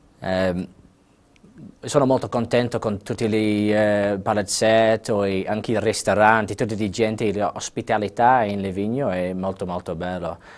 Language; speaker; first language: Italian; non-native, learner; English